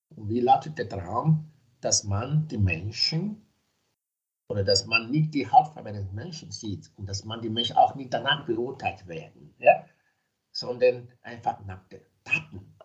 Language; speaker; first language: German; non-native, fluent; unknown